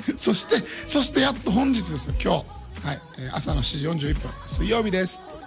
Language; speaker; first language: Japanese; native; Japanese